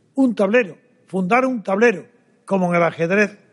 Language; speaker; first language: Spanish; native; Spanish